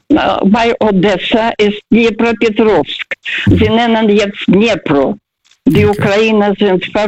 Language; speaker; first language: German; non-native, fluent; Russian